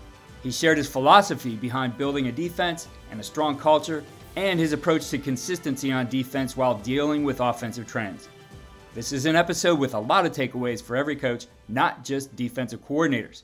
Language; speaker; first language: English; native; English